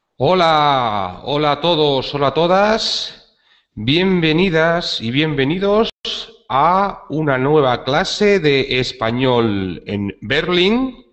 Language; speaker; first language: Spanish; native; Spanish